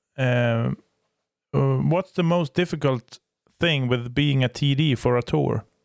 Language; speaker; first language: English; non-native, fluent; Swedish